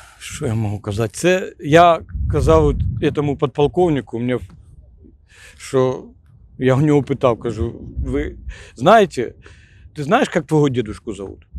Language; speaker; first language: Ukrainian; non-native, local second language; Russian